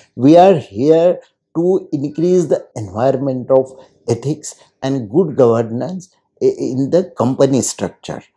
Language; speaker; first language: English; non-native, local second language; Hindi